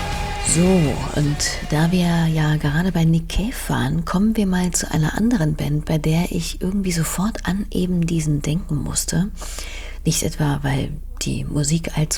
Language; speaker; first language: German; native; German